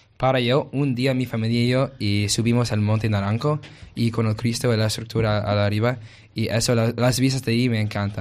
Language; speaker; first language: Spanish; non-native, learner; English